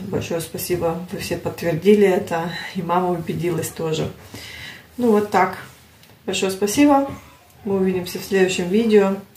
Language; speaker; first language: Russian; early bilingual, heritage; Russian